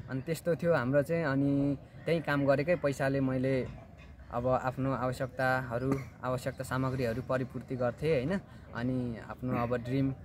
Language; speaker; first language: Nepali; non-native, local second language; Limbu